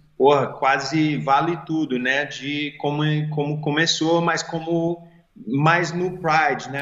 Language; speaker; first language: Portuguese; early bilingual, heritage; Portuguese